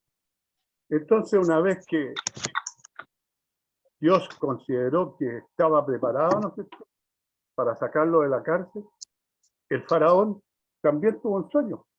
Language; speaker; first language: Spanish; native; Spanish